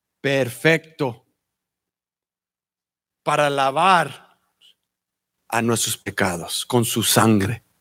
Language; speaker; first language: Spanish; early bilingual, heritage; Spanish